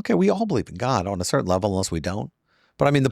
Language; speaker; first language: English; native; English